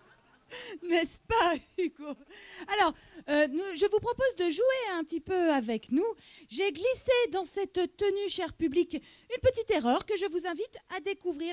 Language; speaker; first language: French; native; French